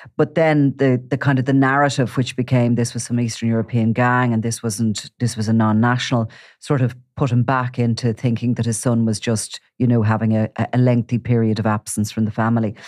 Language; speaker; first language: English; native; English